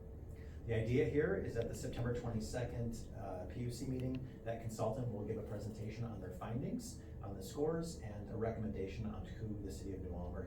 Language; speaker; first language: English; native; English